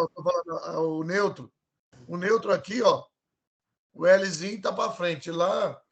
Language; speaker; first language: Portuguese; native; Portuguese